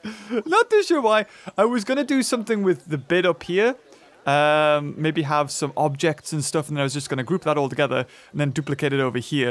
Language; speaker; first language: English; native; English